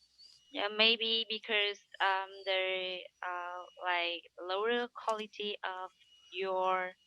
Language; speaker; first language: English; non-native, learner; Vietnamese